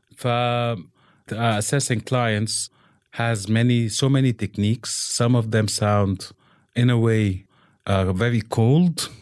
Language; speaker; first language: English; non-native, local second language; Arabic